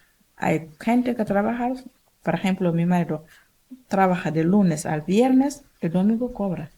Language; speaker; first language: Spanish; non-native, learner; Wolof